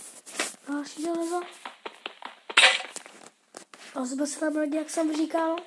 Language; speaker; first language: Czech; non-native, learner; Slovak